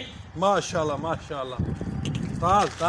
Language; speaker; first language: Arabic; non-native, learner; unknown